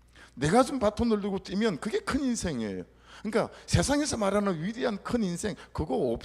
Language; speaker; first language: Korean; native; Korean